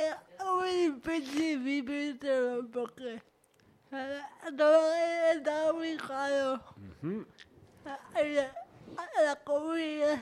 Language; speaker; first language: Spanish; non-native, learner; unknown